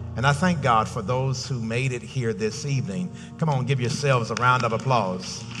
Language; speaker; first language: English; native; English